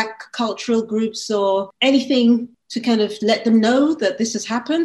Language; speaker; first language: English; native; English